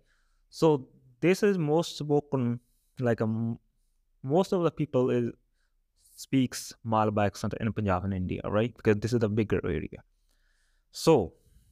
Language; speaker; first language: English; non-native, local second language; Punjabi